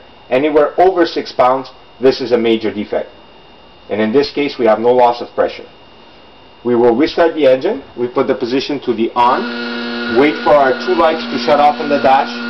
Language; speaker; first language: English; non-native, local second language; French